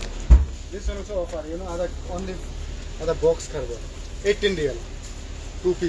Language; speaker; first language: English; non-native, learner; Kannada